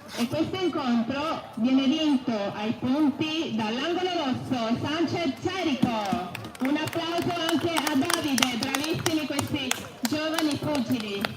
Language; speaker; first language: Italian; native; Italian